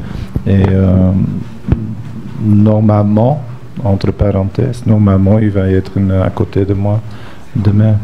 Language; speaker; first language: French; non-native, fluent; Dutch